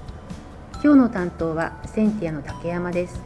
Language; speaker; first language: Japanese; native; Japanese